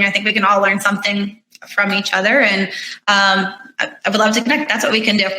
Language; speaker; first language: English; native; English